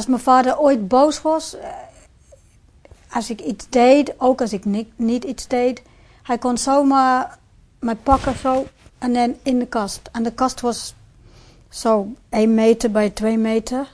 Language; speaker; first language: Dutch; non-native, fluent; English